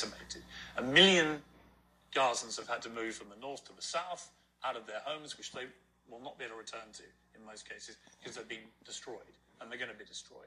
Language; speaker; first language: English; native; English